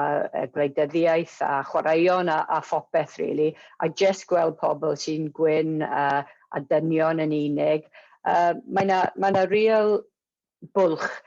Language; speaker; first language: Welsh; non-native, local second language; English